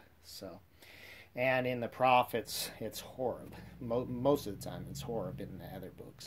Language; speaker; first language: English; native; English